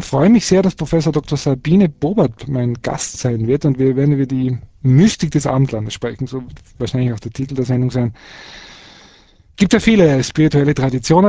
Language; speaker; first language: German; early bilingual, other home language; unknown